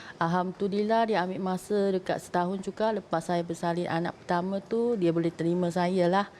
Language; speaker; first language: Malay; non-native, local second language; Chinese